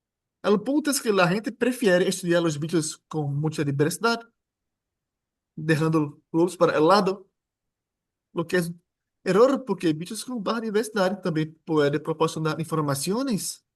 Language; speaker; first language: Spanish; non-native, fluent; Portuguese